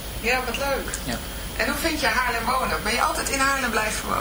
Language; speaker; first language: Dutch; native; Dutch